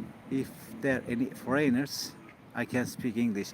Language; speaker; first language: English; non-native, learner; Turkish